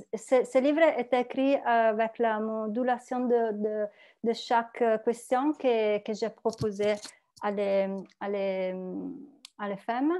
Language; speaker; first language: French; non-native, learner; Italian